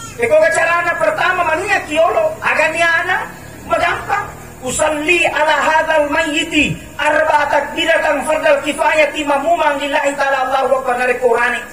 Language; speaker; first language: Indonesian; non-native, local second language; Buginese